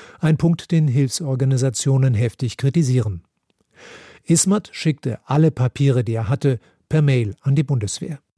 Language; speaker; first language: German; native; German